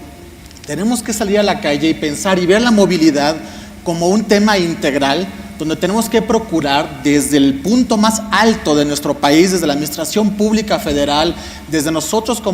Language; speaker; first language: Spanish; native; Spanish